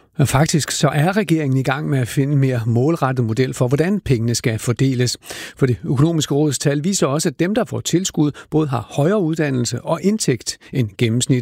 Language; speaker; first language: Danish; native; Danish